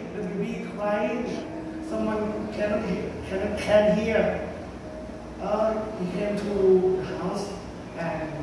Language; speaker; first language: English; non-native, learner; Thai